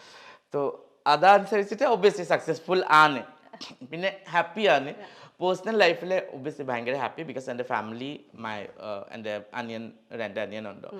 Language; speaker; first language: Malayalam; non-native, local second language; Assamese